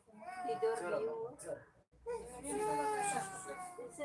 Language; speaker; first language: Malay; non-native, local second language; Balinese